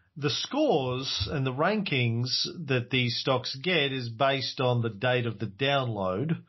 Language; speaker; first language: English; native; English